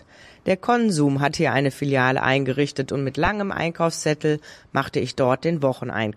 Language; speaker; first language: German; native; German